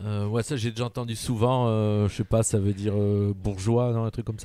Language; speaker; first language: French; native; French